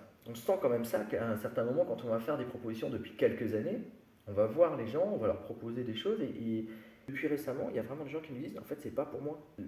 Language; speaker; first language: French; native; French